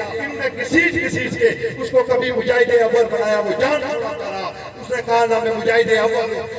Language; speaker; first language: Urdu; non-native, local second language; Pahari-Potwari